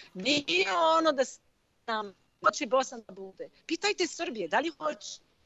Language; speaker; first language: Croatian; non-native, fluent; French